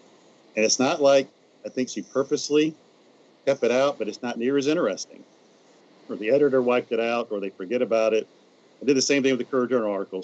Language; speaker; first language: English; native; English